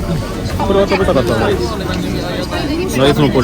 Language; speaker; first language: Japanese; non-native, fluent; French